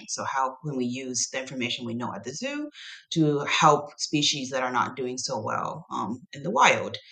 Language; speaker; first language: English; non-native, fluent; Chinese